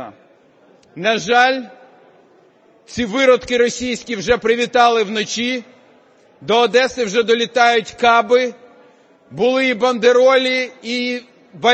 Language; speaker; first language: Ukrainian; native; Ukrainian